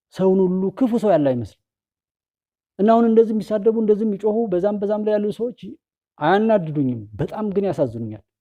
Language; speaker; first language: Amharic; native; Amharic